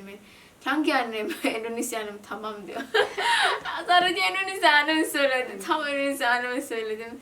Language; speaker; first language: Turkish; non-native, learner; Indonesian